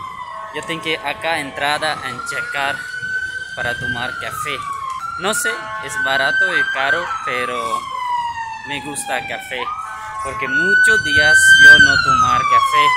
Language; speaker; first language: Spanish; non-native, learner; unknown